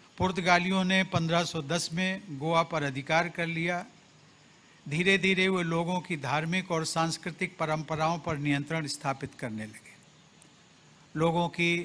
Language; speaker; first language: Hindi; native; Hindi